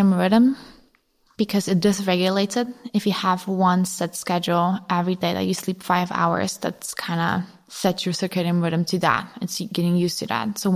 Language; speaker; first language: English; non-native, fluent; Polish